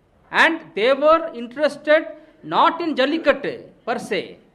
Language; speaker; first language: English; non-native, local second language; Tamil